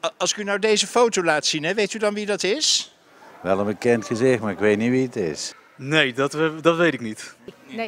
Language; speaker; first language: Dutch; native; Dutch